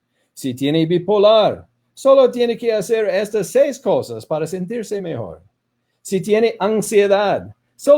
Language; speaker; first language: Spanish; non-native, fluent; English